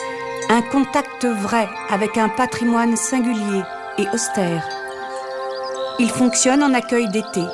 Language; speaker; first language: French; native; French